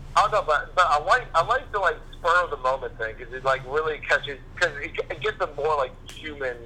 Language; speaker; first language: English; native; English